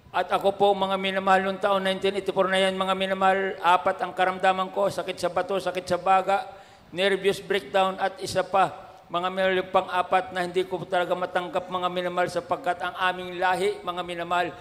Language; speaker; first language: Filipino; native; Filipino